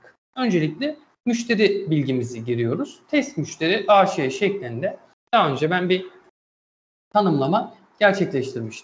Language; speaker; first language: Turkish; native; Turkish